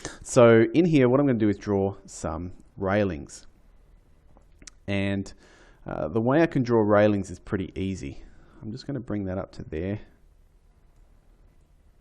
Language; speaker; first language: English; native; English